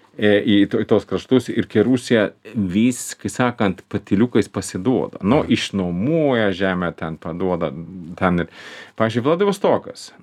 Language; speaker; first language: Lithuanian; non-native, fluent; Swedish